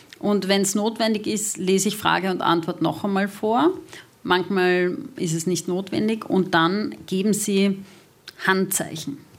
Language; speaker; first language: German; native; German